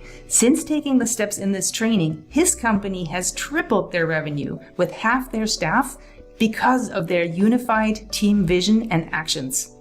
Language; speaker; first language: English; native; English